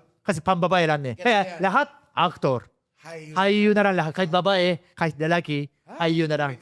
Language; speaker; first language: Filipino; non-native, fluent; Japanese